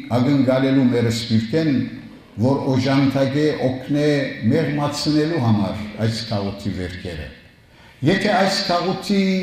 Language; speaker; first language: Armenian; early bilingual, heritage; Armenian